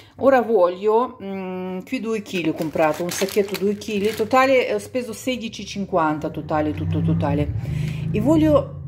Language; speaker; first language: Italian; non-native, local second language; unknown